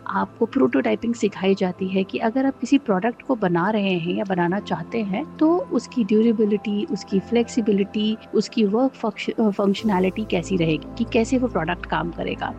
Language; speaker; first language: Hindi; native; Hindi